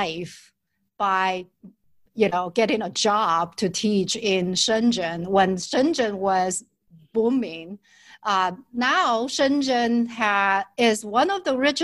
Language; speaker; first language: English; non-native, fluent; Chinese